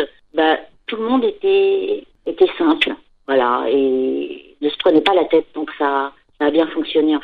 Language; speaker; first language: French; native; French